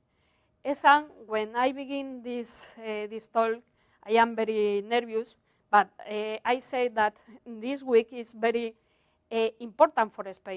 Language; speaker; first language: English; non-native, learner; Spanish